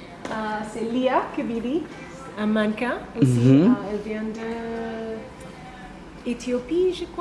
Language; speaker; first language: French; non-native, learner; English